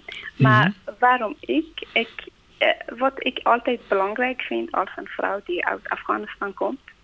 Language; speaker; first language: Dutch; non-native, learner; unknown